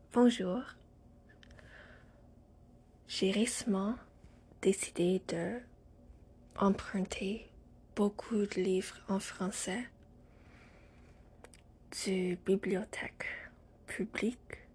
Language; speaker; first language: French; non-native, learner; English